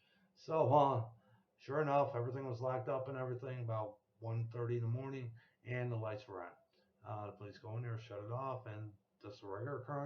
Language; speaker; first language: English; native; English